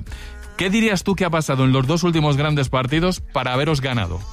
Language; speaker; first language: Spanish; native; Spanish